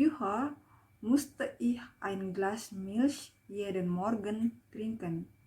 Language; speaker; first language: German; non-native, learner; Indonesian